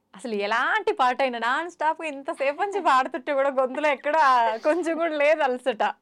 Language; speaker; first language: Telugu; native; Telugu